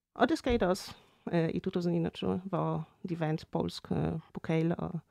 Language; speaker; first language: Danish; non-native, fluent; Polish